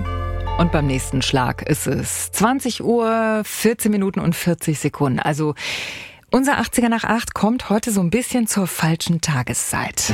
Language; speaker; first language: German; native; German